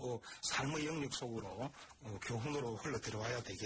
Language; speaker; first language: Korean; native; Korean